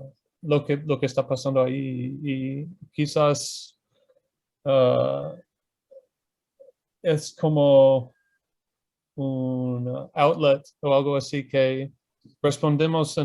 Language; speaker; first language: Spanish; non-native, fluent; English